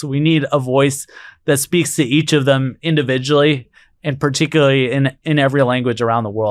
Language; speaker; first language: English; native; English